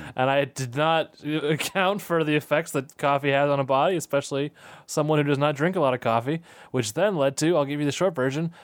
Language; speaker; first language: English; native; English